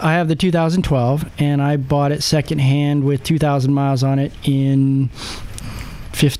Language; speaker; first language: English; native; English